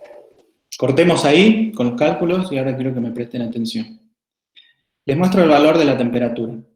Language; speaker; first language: Spanish; native; Spanish